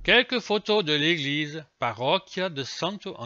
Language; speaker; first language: French; native; French